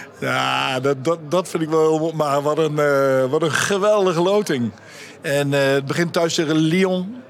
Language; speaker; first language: Dutch; native; Dutch